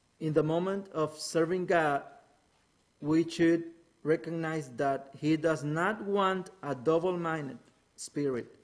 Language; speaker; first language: English; non-native, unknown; Spanish